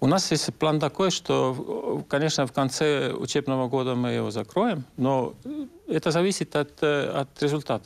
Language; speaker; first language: Russian; non-native, local second language; Estonian